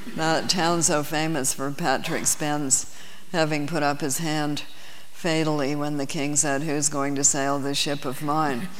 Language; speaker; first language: English; native; English